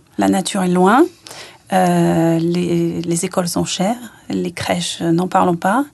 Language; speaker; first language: French; native; French